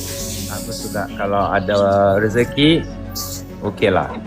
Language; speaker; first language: Indonesian; non-native, learner; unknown